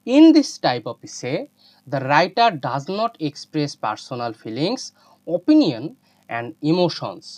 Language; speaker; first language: English; non-native, local second language; Bangla